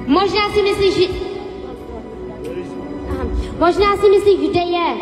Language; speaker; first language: Czech; non-native, fluent; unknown